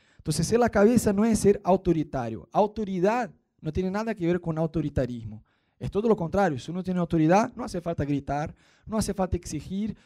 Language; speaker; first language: Spanish; non-native, fluent; Portuguese